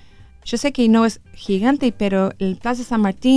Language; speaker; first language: Spanish; non-native, learner; English